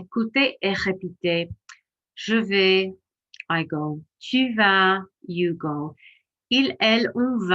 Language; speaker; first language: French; non-native, fluent; English